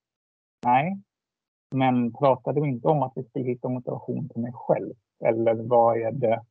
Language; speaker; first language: Swedish; native; Swedish